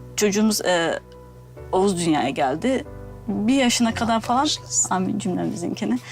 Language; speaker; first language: Turkish; native; Turkish